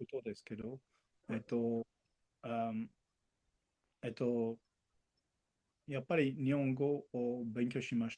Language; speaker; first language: Japanese; non-native, learner; Spanish